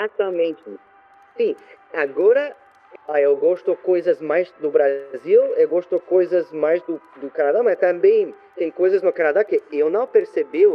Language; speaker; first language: Portuguese; non-native, learner; French